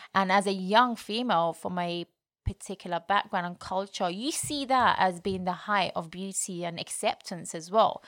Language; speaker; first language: English; early bilingual, other home language; Bangla